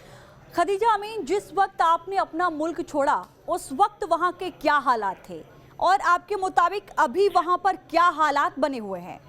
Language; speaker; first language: Hindi; native; Hindi